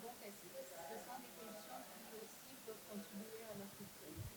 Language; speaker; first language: French; non-native, fluent; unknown